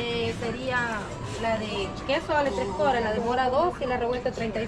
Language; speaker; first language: Spanish; native; Spanish